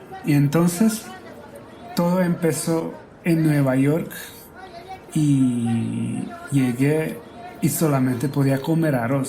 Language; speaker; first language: Spanish; non-native, fluent; Hungarian